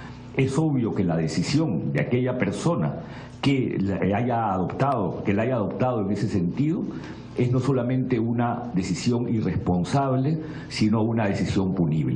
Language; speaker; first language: Spanish; native; Spanish